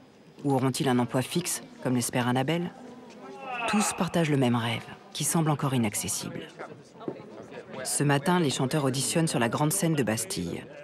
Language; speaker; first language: French; native; French